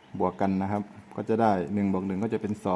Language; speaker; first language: Thai; native; Thai